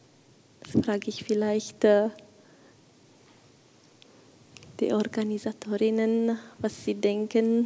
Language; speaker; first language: German; non-native, fluent; Italian